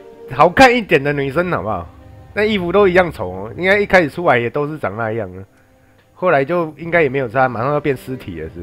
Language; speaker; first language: Chinese; native; Chinese